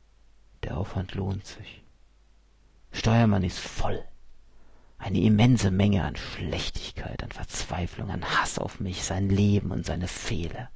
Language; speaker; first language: German; native; German